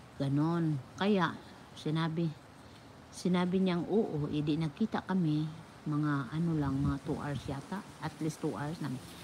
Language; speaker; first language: Filipino; non-native, local second language; Cebuano